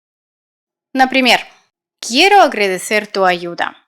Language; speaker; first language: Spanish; non-native, fluent; Russian